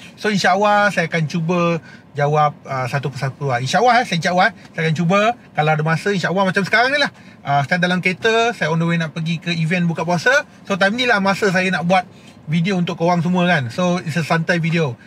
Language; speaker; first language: Malay; non-native, local second language; Chinese